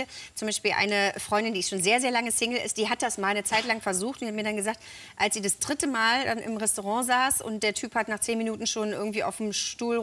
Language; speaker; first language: German; native; German